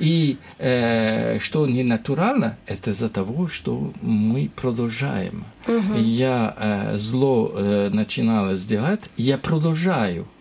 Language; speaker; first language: Russian; non-native, learner; French